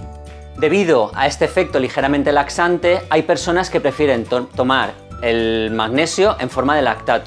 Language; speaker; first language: Spanish; native; Spanish